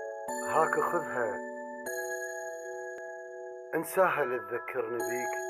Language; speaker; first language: Arabic; native; Arabic